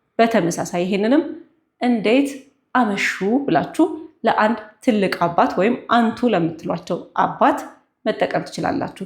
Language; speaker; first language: Amharic; non-native, local second language; Tigrinya